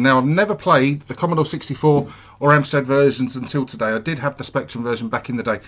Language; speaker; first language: English; native; English